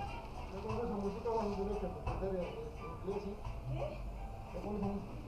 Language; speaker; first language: Spanish; native; Spanish